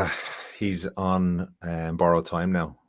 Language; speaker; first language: English; native; English